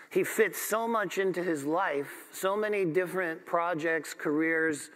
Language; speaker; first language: English; native; English